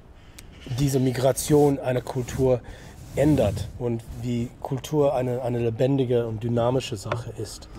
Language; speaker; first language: German; non-native, fluent; English